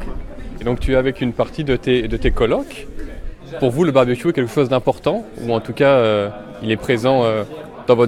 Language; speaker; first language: French; native; French